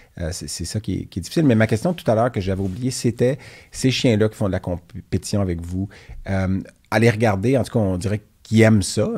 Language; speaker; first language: French; native; French